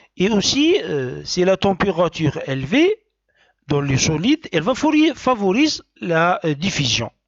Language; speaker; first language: French; non-native, local second language; Arabic